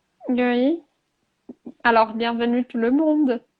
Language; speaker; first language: French; non-native, fluent; Portuguese